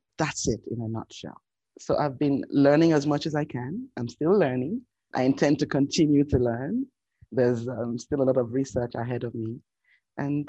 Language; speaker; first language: English; non-native, local second language; Yoruba